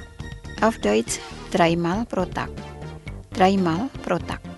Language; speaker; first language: German; non-native, fluent; Indonesian